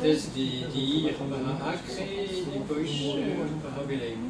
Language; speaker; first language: Portuguese; non-native, learner; French